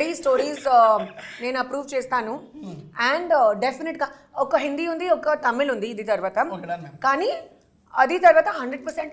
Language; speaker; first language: Telugu; non-native, local second language; Hindi